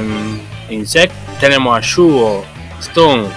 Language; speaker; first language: Spanish; native; Spanish